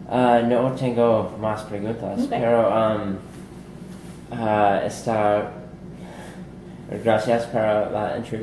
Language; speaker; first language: Spanish; non-native, learner; English